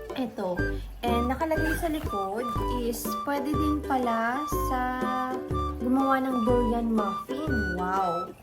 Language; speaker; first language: Filipino; native; Filipino